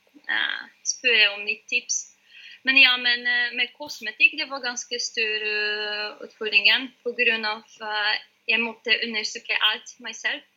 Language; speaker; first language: Norwegian; non-native, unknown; Polish